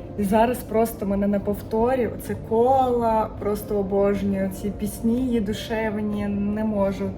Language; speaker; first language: Ukrainian; non-native, local second language; Russian